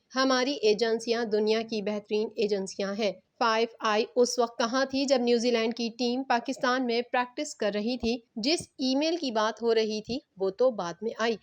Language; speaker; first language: Urdu; native; Urdu